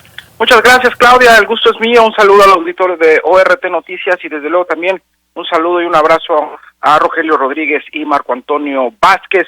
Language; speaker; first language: Spanish; native; Spanish